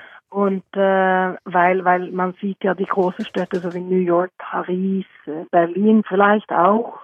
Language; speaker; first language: German; non-native, fluent; Norwegian